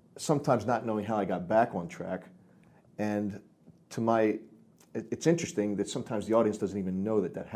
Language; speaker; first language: English; native; English